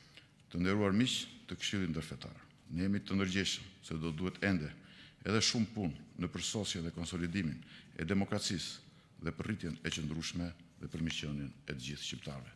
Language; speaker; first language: Albanian; native; Albanian